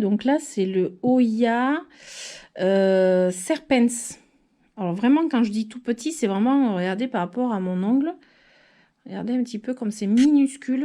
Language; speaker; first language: French; native; French